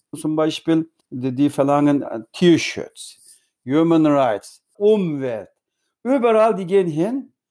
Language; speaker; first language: German; non-native, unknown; Uyghur